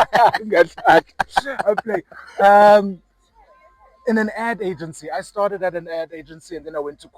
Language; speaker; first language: English; non-native, local second language; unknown